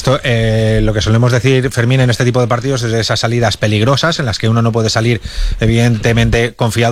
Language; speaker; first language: Spanish; native; Spanish